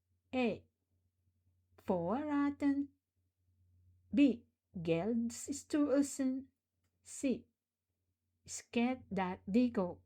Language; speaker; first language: Danish; non-native, fluent; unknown